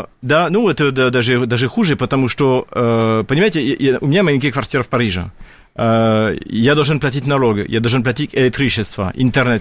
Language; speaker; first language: Russian; non-native, fluent; French